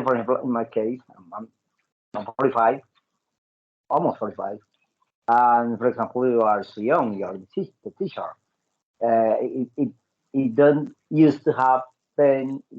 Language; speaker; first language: English; non-native, learner; Spanish